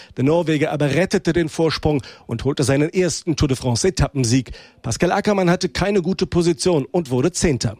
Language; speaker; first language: German; native; German